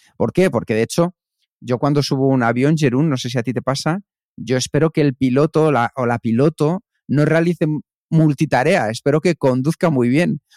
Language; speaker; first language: Spanish; native; Spanish